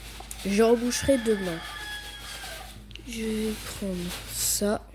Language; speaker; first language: French; native; French